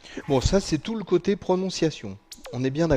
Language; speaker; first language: French; native; French